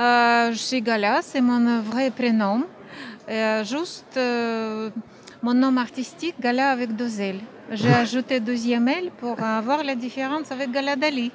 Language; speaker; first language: French; non-native, fluent; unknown